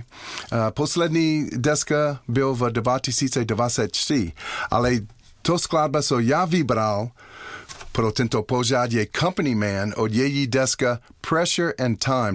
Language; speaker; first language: Czech; non-native, learner; English